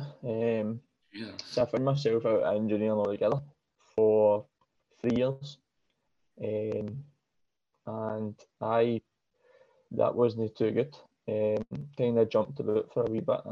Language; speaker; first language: English; native; English